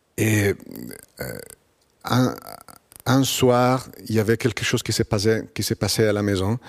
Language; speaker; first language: French; non-native, fluent; Spanish